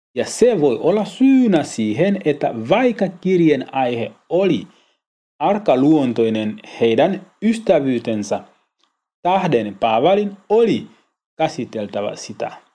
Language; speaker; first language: Finnish; non-native, learner; Swahili